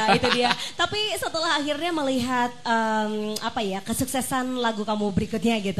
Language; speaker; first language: Indonesian; native; Indonesian